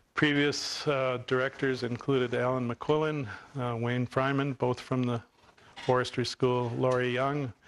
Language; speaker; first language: English; native; English